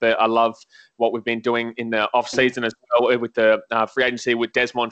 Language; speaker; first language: English; native; English